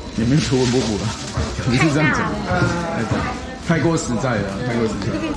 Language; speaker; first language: Chinese; native; Chinese